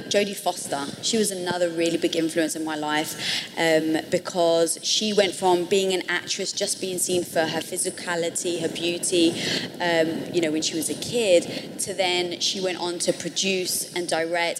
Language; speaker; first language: English; native; English